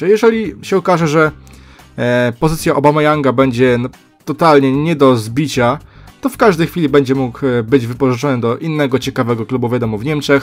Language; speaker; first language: Polish; native; Polish